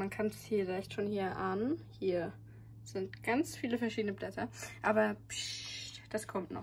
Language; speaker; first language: German; native; German